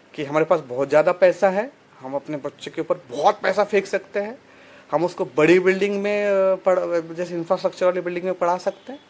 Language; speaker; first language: Hindi; non-native, local second language; Marathi